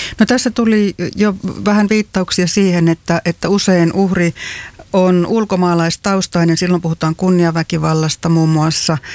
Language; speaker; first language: Finnish; native; Finnish